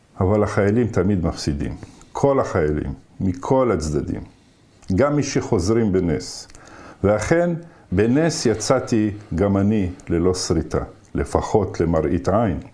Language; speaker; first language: Hebrew; early bilingual, other home language; Arabic